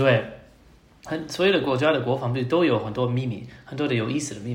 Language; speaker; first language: Chinese; non-native, learner; English